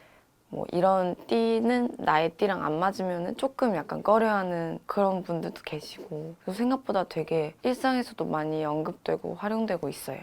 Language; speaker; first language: Korean; non-native, fluent; Chinese